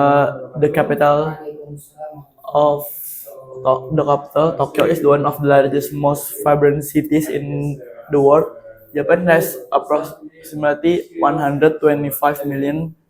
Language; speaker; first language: English; non-native, learner; Indonesian